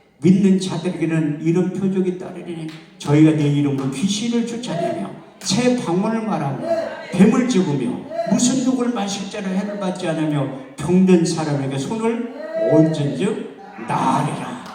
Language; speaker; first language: Korean; native; Korean